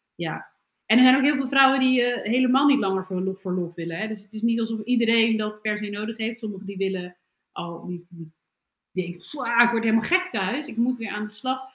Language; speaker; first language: Dutch; native; Dutch